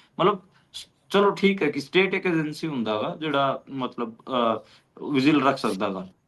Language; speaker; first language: Punjabi; non-native, local second language; Hindi